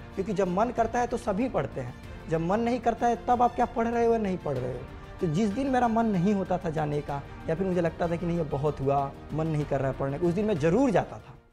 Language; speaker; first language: Hindi; native; Hindi